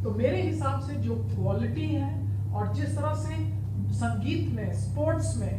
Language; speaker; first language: Hindi; native; Hindi